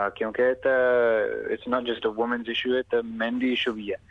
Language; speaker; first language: Punjabi; early bilingual, other home language; English